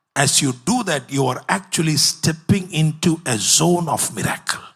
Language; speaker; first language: English; non-native, local second language; Tamil